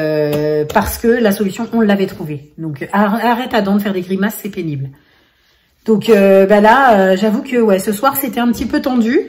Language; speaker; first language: French; native; French